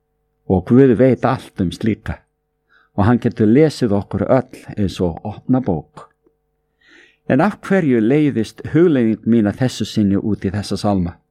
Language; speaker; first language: Icelandic; native; Icelandic